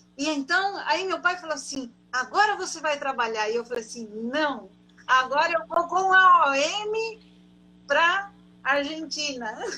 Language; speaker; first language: Portuguese; native; Portuguese